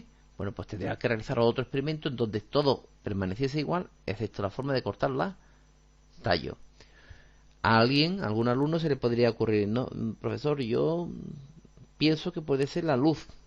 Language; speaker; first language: Spanish; native; Spanish